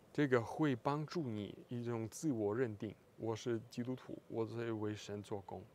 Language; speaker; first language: Chinese; non-native, fluent; Russian